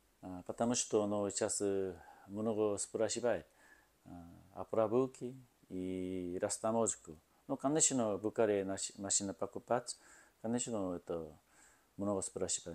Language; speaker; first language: Russian; non-native, learner; Korean